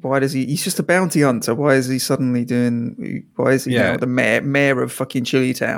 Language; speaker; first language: English; native; English